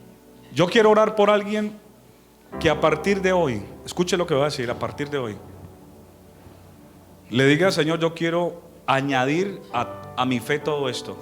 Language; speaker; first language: Spanish; native; Spanish